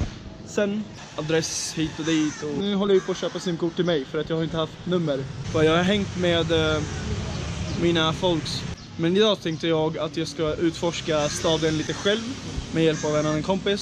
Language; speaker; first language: Swedish; early bilingual, other home language; Nepali